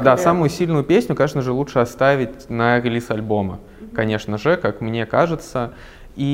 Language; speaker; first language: Russian; native; Russian